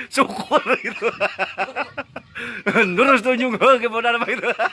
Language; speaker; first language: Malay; non-native, local second language; Sundanese